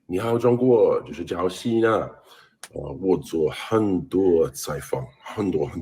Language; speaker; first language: Chinese; non-native, learner; English